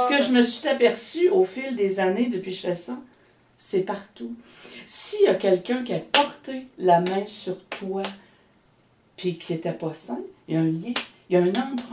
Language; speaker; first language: French; native; French